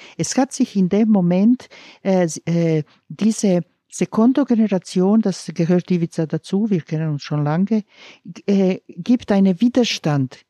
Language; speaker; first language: German; non-native, fluent; Croatian